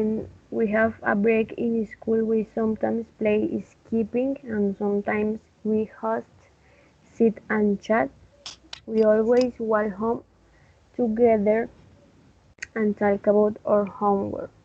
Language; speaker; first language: English; non-native, learner; Spanish